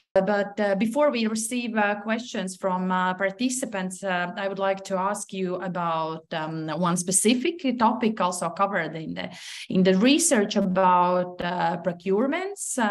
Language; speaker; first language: English; non-native, fluent; Latvian